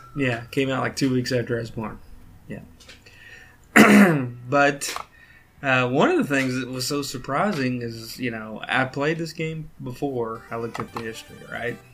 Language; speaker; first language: English; native; English